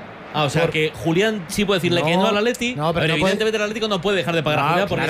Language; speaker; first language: Spanish; native; Spanish